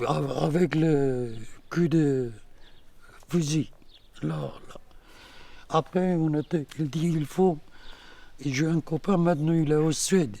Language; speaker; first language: French; non-native, learner; Kurdish